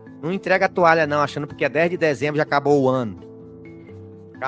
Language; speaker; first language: Portuguese; native; Portuguese